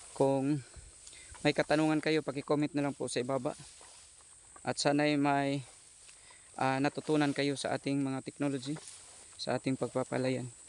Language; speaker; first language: Filipino; non-native, local second language; Cebuano